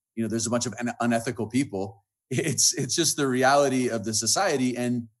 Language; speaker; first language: English; native; English